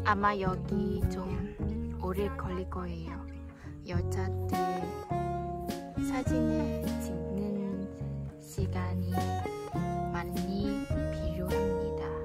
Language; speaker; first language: Korean; non-native, learner; Vietnamese